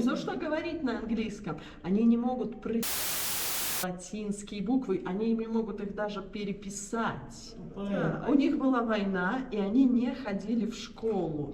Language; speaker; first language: Russian; native; Russian